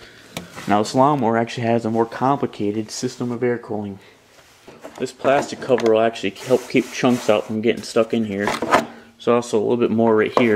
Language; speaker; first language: English; native; English